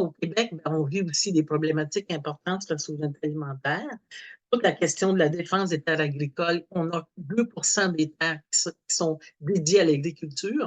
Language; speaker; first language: French; native; French